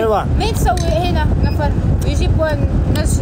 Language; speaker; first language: Arabic; non-native, learner; Pashto